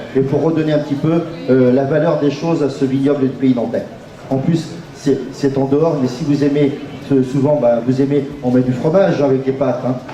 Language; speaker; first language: French; native; French